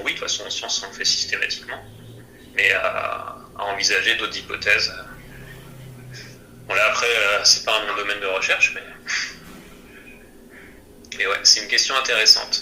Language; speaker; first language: French; native; French